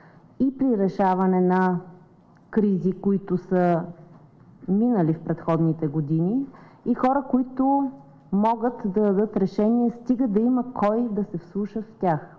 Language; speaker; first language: Bulgarian; native; Bulgarian